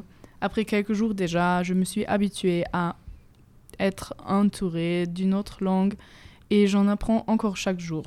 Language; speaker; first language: French; non-native, fluent; German